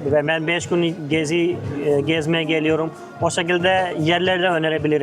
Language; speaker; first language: Turkish; non-native, fluent; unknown